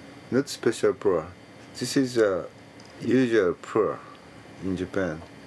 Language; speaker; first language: English; non-native, learner; Japanese